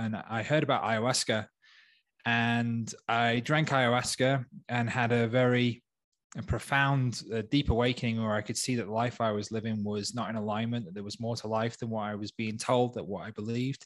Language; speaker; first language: English; native; English